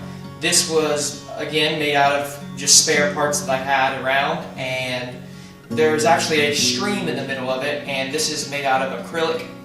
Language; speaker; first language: English; native; English